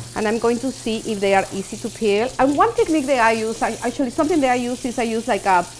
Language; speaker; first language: English; non-native, fluent; Spanish